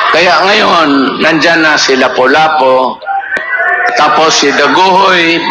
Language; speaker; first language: Filipino; non-native, local second language; Cebuano